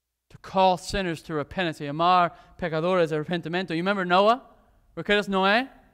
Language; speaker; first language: Spanish; non-native, fluent; English